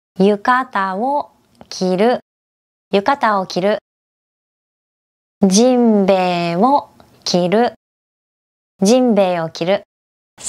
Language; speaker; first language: Japanese; native; Japanese